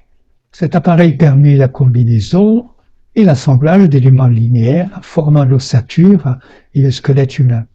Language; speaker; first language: French; native; French